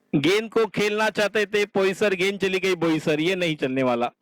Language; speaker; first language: Hindi; non-native, local second language; Marathi